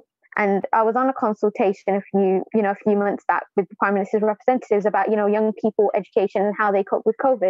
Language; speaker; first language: English; native; English